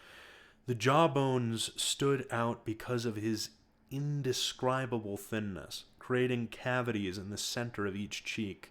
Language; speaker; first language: English; native; English